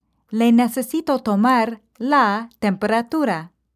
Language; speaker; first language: Spanish; non-native, fluent; English